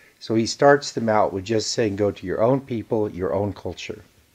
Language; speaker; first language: English; native; English